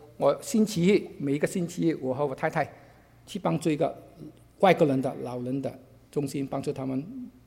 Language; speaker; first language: Chinese; non-native, local second language; Cantonese